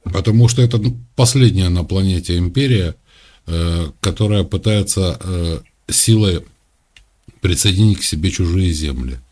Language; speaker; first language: Russian; native; Russian